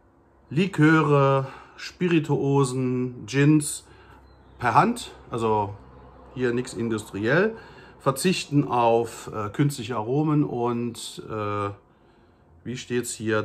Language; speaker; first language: German; native; German